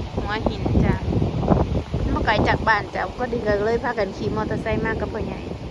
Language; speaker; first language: Thai; non-native, local second language; Northeastern Thai